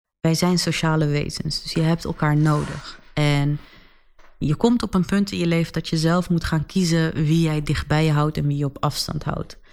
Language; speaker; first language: Dutch; early bilingual, other home language; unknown